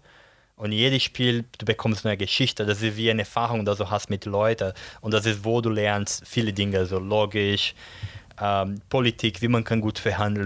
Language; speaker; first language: German; non-native, fluent; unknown